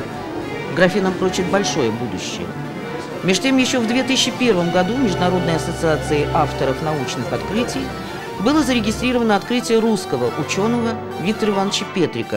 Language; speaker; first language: Russian; native; Russian